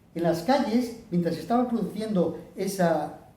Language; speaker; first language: Spanish; non-native, local second language; Catalan